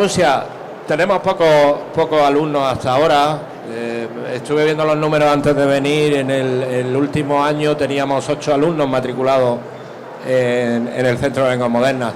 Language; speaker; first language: Spanish; native; Spanish